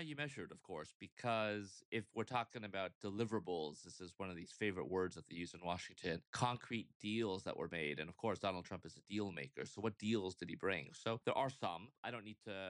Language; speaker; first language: English; native; English